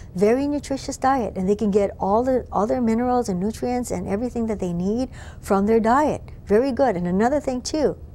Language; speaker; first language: English; native; English